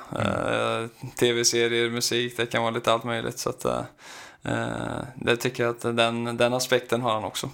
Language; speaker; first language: Swedish; native; Swedish